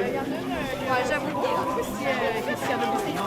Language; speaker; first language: French; native; French